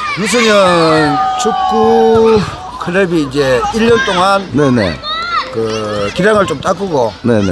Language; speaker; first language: Korean; native; Korean